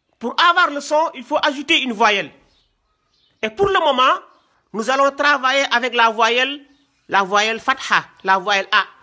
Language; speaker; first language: French; non-native, local second language; Wolof